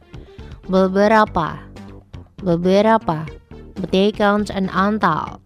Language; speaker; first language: Dutch; non-native, fluent; Indonesian